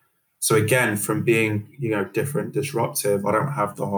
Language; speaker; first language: English; native; English